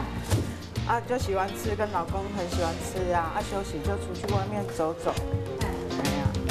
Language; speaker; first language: Chinese; native; Chinese